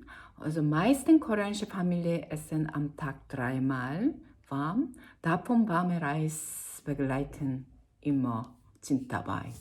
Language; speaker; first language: German; non-native, learner; Korean